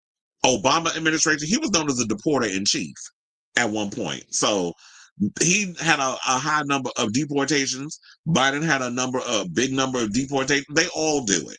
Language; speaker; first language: English; native; English